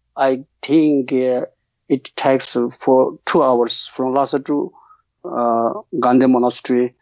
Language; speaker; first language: English; non-native, learner; Tibetan